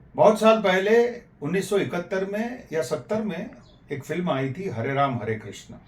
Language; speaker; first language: Hindi; non-native, local second language; Gujarati